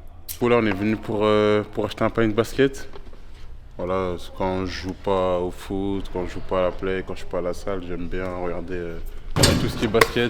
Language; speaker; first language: French; native; French